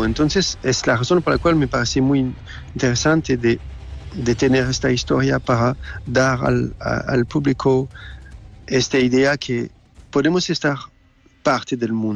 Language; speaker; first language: Spanish; non-native, learner; French